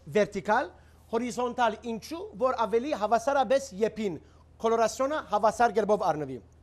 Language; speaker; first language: Armenian; early bilingual, heritage; Armenian